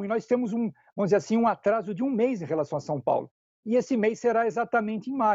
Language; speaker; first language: Portuguese; native; Portuguese